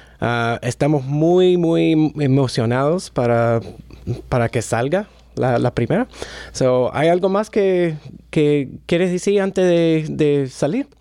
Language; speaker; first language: Spanish; early bilingual, heritage; Spanish